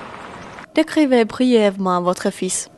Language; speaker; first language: French; non-native, learner; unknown